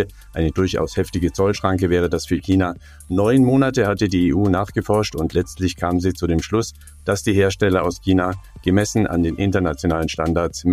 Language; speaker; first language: German; native; German